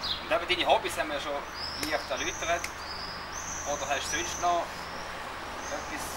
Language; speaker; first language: German; native; German